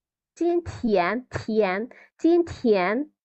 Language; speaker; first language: Chinese; non-native, fluent; Bangla